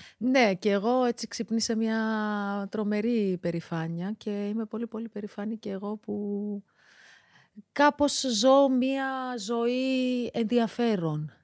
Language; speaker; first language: Greek; early bilingual, other home language; Georgian